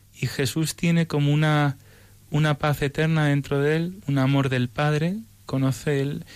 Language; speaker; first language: Spanish; early bilingual, other home language; English